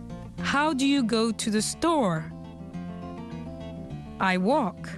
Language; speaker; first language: English; non-native, fluent; French